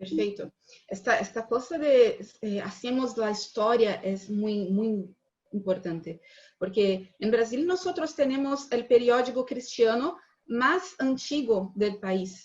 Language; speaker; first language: Spanish; non-native, learner; Portuguese